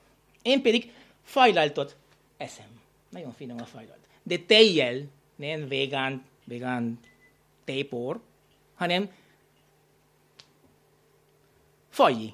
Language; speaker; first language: Hungarian; non-native, learner; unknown